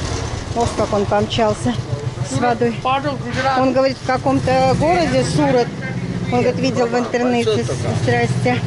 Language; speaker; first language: Russian; native; Russian